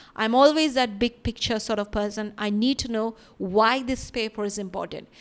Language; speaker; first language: English; non-native, local second language; Malayalam